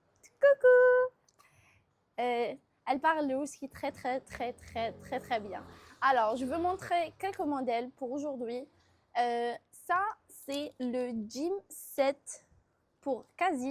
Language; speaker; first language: French; non-native, local second language; Arabic